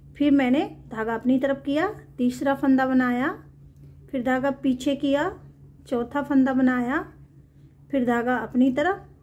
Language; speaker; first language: Hindi; native; Hindi